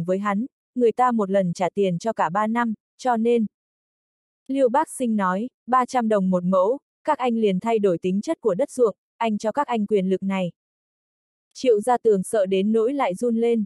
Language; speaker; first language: Vietnamese; native; Vietnamese